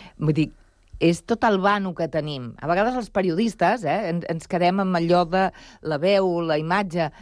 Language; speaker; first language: Catalan; early bilingual, other home language; Spanish